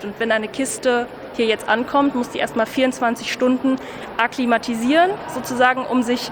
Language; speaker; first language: German; native; German